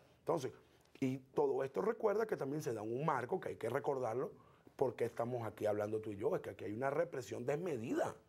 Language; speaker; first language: Spanish; native; Spanish